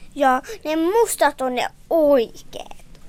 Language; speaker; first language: Finnish; early bilingual, heritage; Finnish